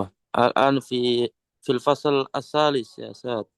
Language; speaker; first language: Arabic; non-native, learner; Indonesian